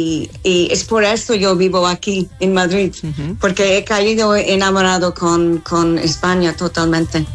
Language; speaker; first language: Spanish; non-native, fluent; English